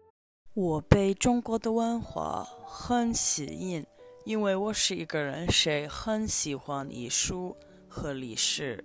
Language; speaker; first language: Chinese; non-native, learner; Icelandic